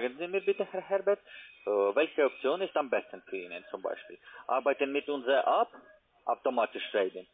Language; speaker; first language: German; non-native, learner; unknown